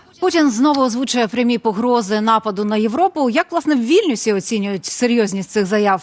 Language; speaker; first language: Ukrainian; native; Ukrainian